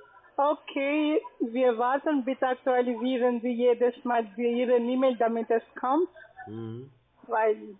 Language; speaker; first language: German; non-native, learner; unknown